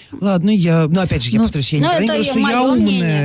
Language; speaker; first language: Russian; native; Russian